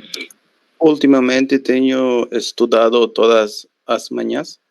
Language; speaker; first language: Portuguese; non-native, learner; Spanish